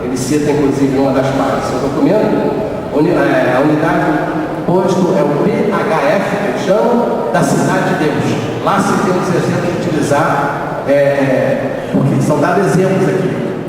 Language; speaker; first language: Portuguese; native; Portuguese